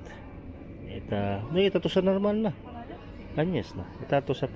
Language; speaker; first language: Russian; non-native, learner; Filipino